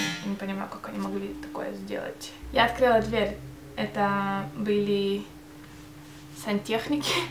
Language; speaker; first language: Russian; early bilingual, heritage; Russian